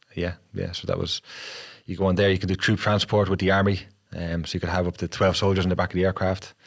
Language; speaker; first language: English; native; English